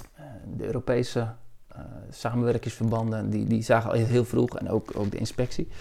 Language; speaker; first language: Dutch; native; Dutch